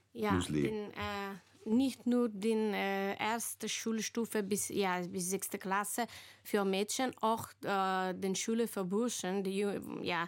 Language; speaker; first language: German; non-native, learner; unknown